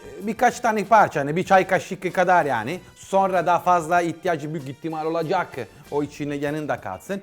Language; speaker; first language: Turkish; non-native, learner; Italian